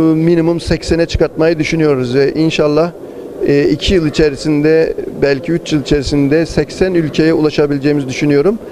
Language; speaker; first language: Turkish; native; Turkish